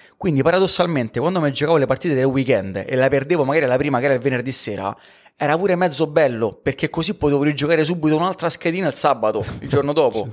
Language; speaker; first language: Italian; native; Italian